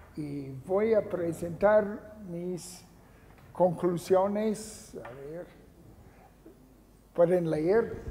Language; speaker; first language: Spanish; non-native, fluent; English